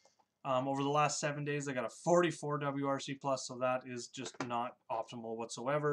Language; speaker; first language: English; native; English